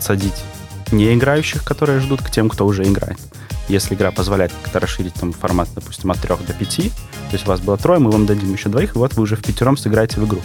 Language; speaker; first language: Russian; native; Russian